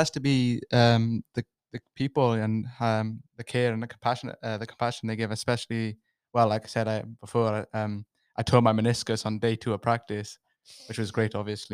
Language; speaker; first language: English; native; English